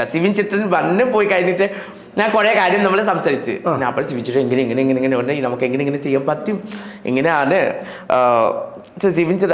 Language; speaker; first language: Malayalam; non-native, local second language; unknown